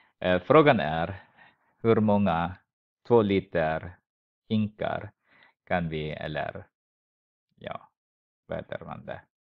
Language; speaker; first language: Swedish; non-native, fluent; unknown